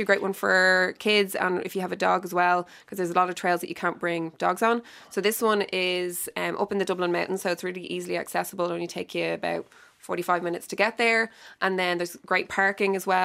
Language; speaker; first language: English; native; English